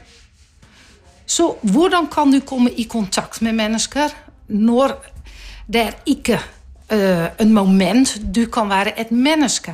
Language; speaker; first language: Norwegian; non-native, fluent; Dutch